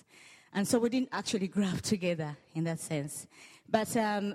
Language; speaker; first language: English; non-native, local second language; Ganda